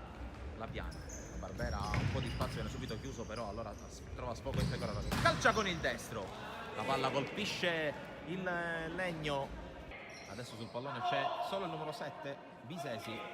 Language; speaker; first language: Italian; native; Italian